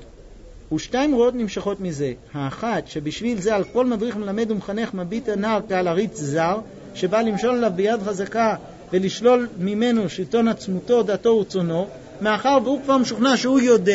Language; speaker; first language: Hebrew; native; Hebrew